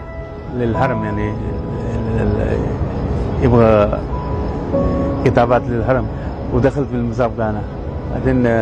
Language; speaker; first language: Arabic; non-native, fluent; Urdu